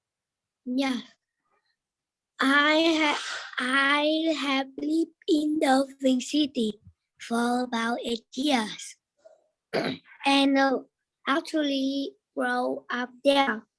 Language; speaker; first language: English; non-native, learner; Vietnamese